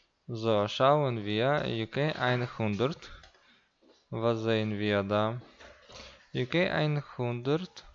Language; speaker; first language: German; non-native, learner; Russian